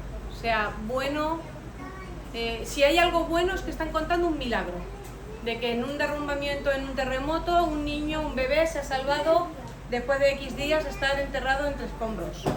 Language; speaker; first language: Spanish; native; Spanish